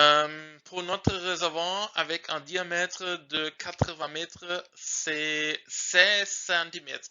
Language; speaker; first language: French; non-native, learner; German